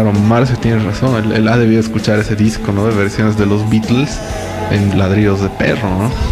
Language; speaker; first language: Spanish; native; Spanish